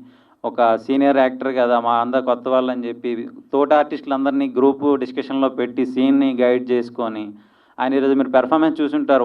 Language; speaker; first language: Telugu; native; Telugu